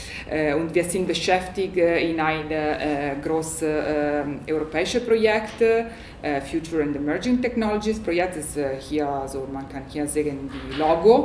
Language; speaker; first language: German; non-native, learner; Italian